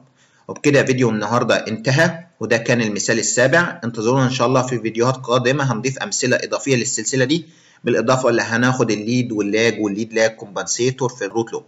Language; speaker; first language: Arabic; native; Arabic